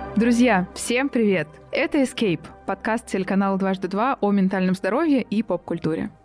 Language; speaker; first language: Russian; native; Russian